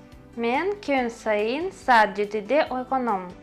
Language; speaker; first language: Kyrgyz; non-native, local second language; Russian